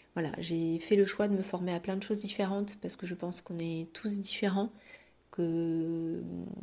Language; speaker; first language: French; native; French